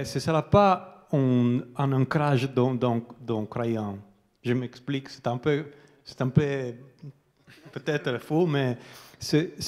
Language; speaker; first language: French; non-native, learner; Italian